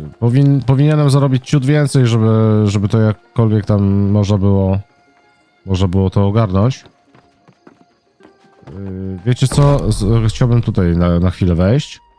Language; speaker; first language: Polish; native; Polish